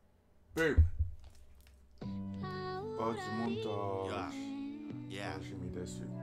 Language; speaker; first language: Japanese; non-native, learner; English